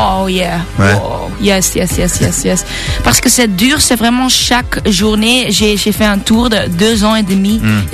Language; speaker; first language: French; non-native, local second language; Dutch